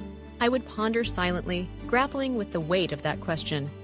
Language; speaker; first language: English; early bilingual, other home language; Russian